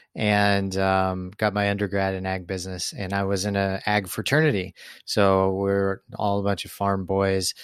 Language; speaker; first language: English; native; English